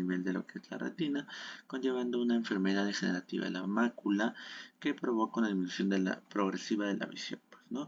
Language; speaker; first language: Spanish; native; Spanish